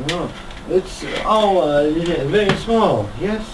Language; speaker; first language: English; non-native, learner; Russian